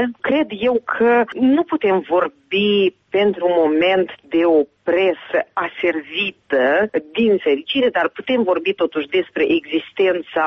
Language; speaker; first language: Romanian; native; Romanian